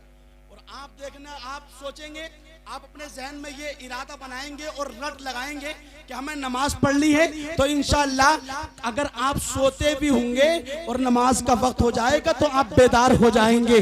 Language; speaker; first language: Hindi; native; Hindi